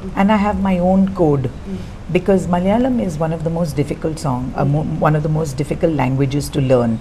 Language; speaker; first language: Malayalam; non-native, local second language; English